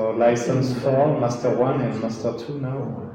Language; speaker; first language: English; non-native, learner; French